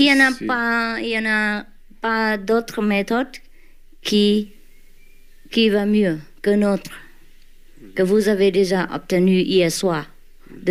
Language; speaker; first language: French; non-native, learner; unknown